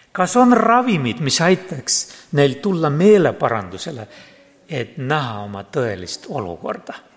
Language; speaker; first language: Estonian; non-native, local second language; Russian